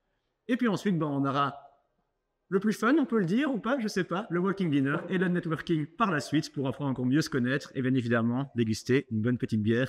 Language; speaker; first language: French; native; French